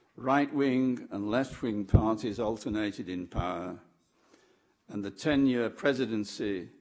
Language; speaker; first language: English; native; English